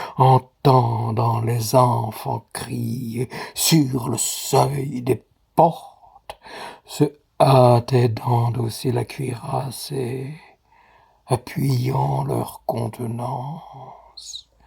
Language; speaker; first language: French; native; French